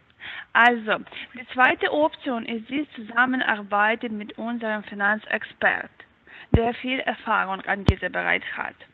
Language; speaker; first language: German; non-native, learner; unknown